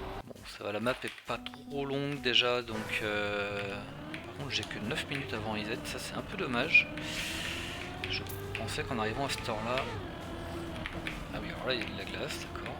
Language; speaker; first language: French; native; French